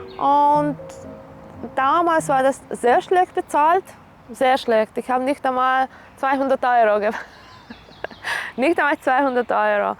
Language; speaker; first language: German; non-native, learner; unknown